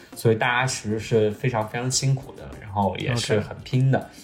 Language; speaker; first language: Chinese; native; Chinese